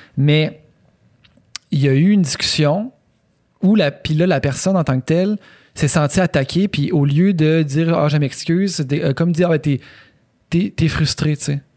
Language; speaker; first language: French; native; French